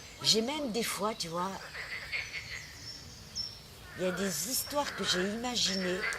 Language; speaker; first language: French; native; French